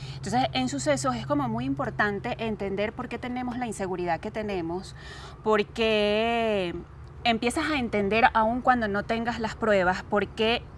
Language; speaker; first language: Spanish; native; Spanish